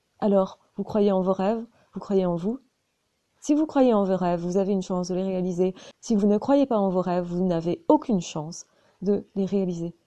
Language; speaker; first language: French; native; French